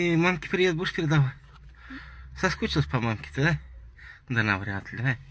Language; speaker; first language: Russian; native; Russian